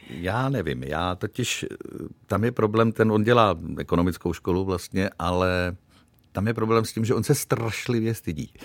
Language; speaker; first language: Czech; native; Czech